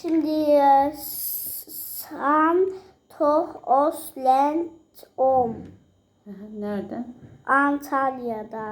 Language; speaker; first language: Turkish; native; Turkish